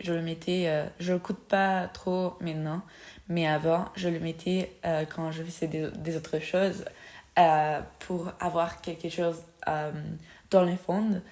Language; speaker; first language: French; non-native, fluent; Spanish